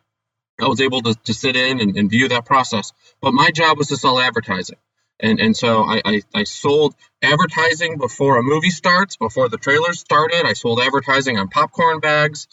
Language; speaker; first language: English; native; English